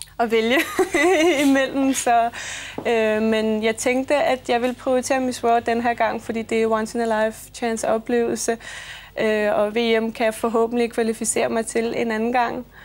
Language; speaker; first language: Danish; early bilingual, other home language; Belarusian